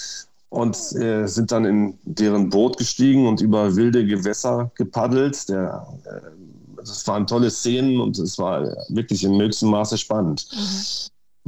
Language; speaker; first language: German; native; German